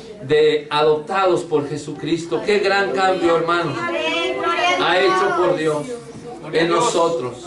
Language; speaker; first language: Spanish; native; Spanish